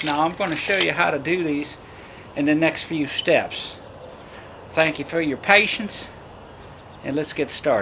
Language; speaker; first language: English; native; English